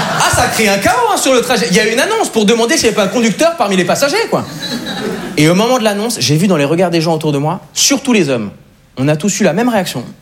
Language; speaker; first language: French; native; French